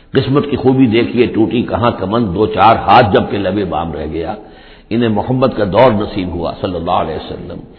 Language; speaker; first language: Urdu; native; Urdu